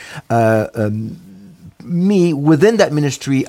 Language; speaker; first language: English; non-native, fluent; French